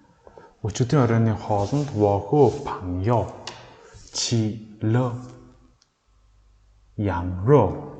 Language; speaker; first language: Chinese; non-native, learner; Mongolian